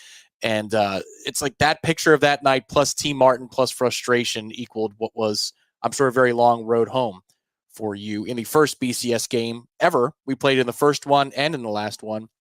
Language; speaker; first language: English; native; English